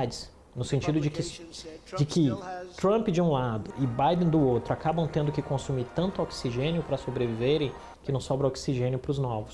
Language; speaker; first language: Portuguese; native; Portuguese